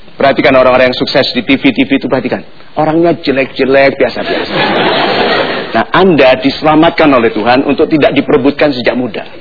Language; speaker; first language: Indonesian; native; Indonesian